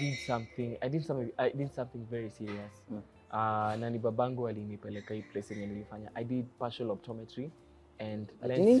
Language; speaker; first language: English; non-native, local second language; Kikuyu